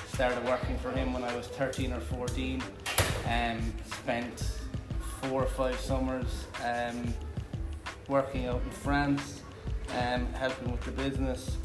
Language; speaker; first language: English; native; English